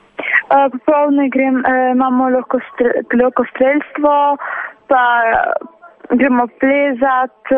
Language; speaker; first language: Slovenian; non-native, local second language; Italian